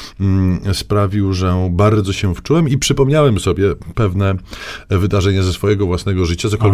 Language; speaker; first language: Polish; native; Polish